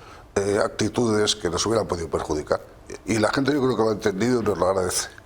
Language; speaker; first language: Spanish; native; Spanish